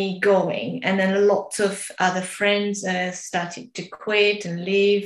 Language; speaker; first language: English; non-native, learner; Japanese